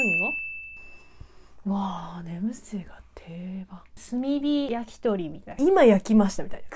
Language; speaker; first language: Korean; non-native, learner; Japanese